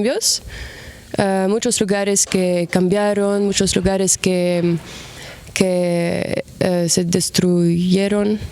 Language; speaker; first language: Spanish; non-native, fluent; Arabic